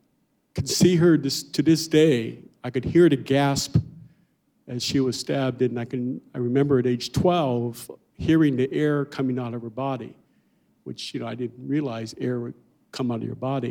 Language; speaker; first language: English; native; English